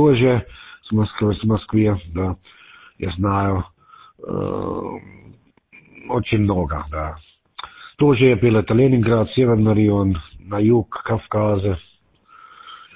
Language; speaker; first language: Russian; non-native, learner; German